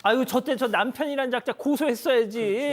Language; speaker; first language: Korean; native; Korean